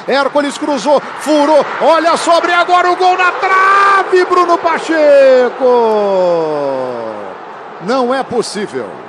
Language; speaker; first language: Portuguese; native; Portuguese